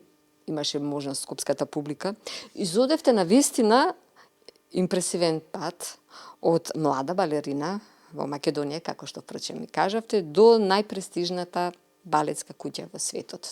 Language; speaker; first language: Macedonian; native; Macedonian